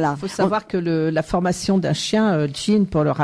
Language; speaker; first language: French; native; French